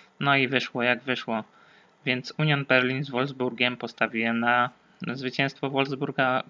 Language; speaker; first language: Polish; native; Polish